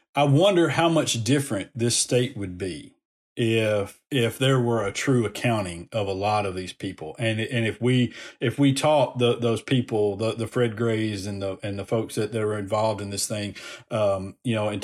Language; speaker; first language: English; native; English